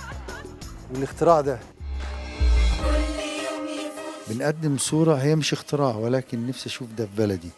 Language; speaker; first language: Arabic; native; Arabic